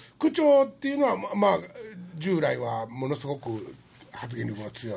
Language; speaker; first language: Japanese; native; Japanese